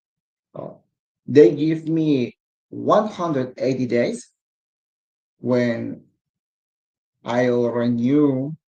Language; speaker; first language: English; non-native, learner; Spanish